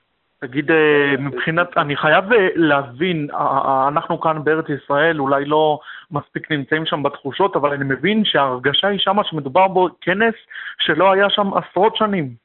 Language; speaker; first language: Hebrew; native; Hebrew